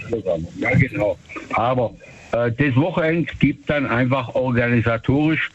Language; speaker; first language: German; native; German